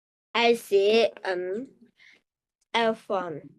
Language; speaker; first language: English; non-native, learner; Vietnamese